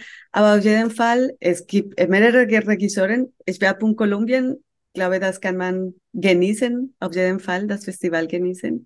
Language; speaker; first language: German; non-native, fluent; Spanish